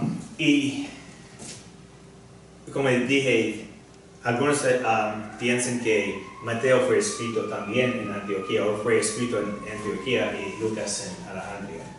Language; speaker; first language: Spanish; non-native, fluent; English